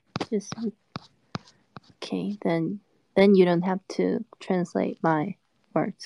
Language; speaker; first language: English; non-native, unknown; Korean